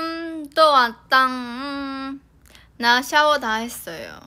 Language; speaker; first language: Korean; non-native, fluent; Chinese